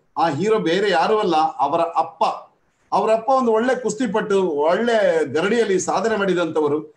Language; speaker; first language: Kannada; native; Kannada